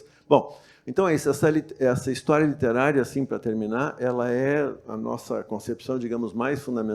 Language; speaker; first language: Portuguese; native; Portuguese